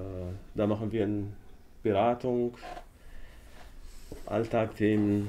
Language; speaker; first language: German; non-native, learner; Arabic